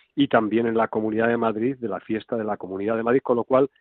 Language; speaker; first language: Spanish; non-native, fluent; Filipino